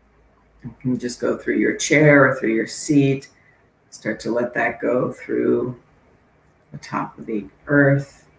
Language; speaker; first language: English; native; English